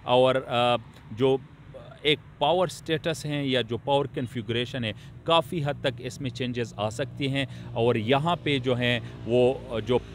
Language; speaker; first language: Urdu; non-native, local second language; Pashto